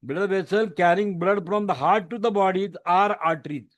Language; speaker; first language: Hindi; non-native, local second language; Marathi